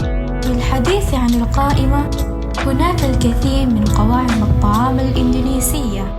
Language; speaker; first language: Arabic; non-native, learner; Indonesian